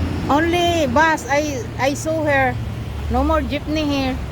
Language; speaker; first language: English; non-native, learner; Filipino